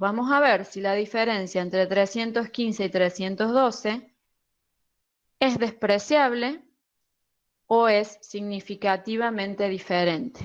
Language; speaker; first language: Spanish; native; Spanish